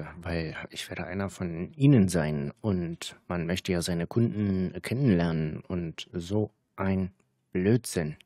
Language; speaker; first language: German; native; German